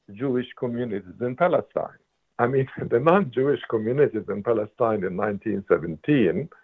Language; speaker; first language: English; non-native, fluent; Arabic